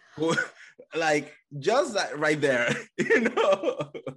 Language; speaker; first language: English; non-native, fluent; Spanish